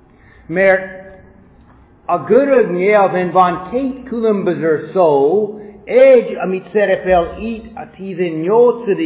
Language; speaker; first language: Hungarian; non-native, fluent; English